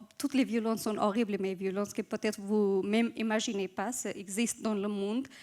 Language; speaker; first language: French; non-native, fluent; Persian